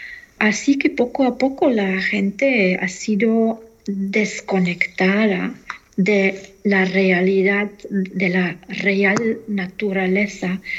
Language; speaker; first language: Spanish; non-native, fluent; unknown